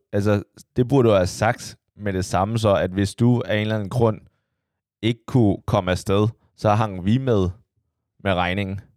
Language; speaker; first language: Danish; early bilingual, other home language; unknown